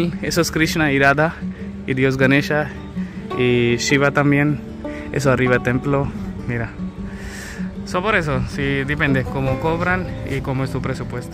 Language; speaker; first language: Spanish; non-native, learner; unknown